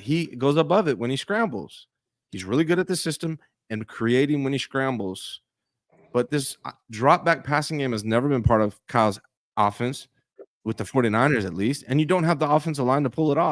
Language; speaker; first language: English; native; English